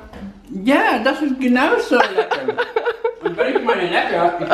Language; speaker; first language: German; non-native, fluent; English